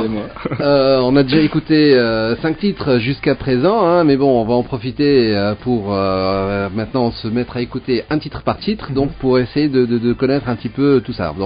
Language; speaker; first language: French; non-native, local second language; Arabic